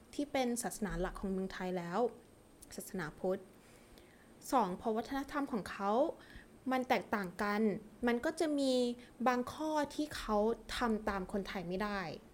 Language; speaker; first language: Thai; early bilingual, heritage; Thai